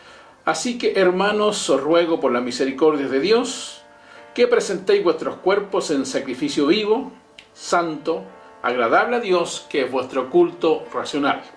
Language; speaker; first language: Spanish; native; Spanish